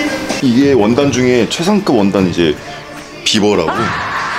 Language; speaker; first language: Korean; native; Korean